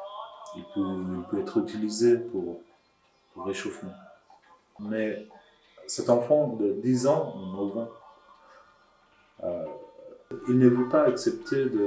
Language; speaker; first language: French; non-native, learner; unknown